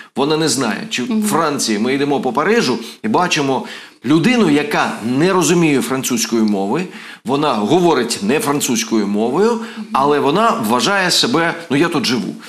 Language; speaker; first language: Ukrainian; non-native, local second language; Russian